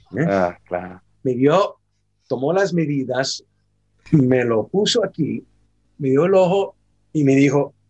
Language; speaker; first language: Spanish; early bilingual, heritage; Spanish